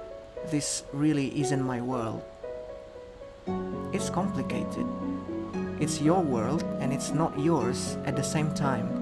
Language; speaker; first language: English; non-native, fluent; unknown